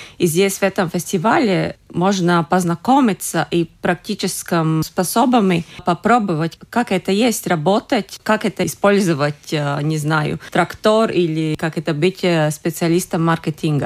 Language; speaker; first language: Russian; non-native, local second language; Latvian